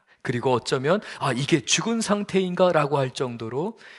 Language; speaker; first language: Korean; native; Korean